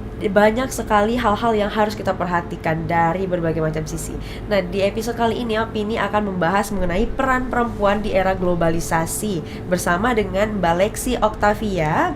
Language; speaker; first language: Indonesian; native; Indonesian